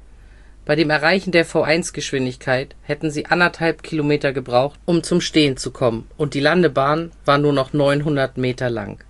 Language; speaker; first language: German; native; German